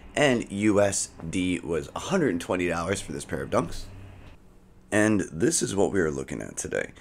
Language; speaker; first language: English; native; English